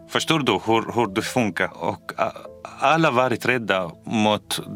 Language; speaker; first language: Swedish; non-native, fluent; Arabic